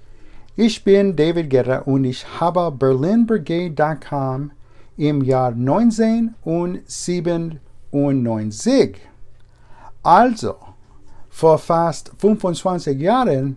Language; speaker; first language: German; non-native, learner; English